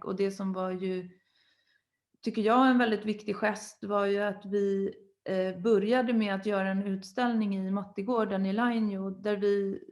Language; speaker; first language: Swedish; native; Swedish